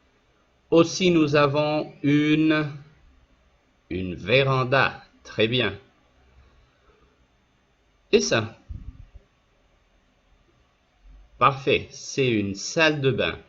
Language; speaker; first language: French; non-native, fluent; Spanish